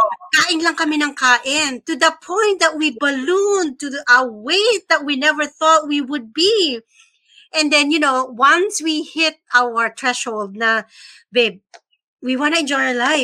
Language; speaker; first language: English; non-native, local second language; Filipino